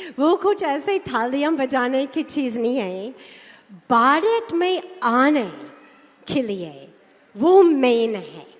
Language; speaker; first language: Hindi; non-native, fluent; English